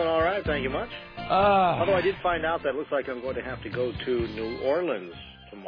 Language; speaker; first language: English; native; English